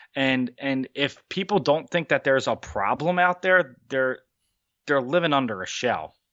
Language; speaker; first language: English; native; English